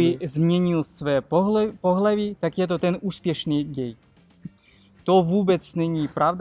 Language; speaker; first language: Czech; non-native, fluent; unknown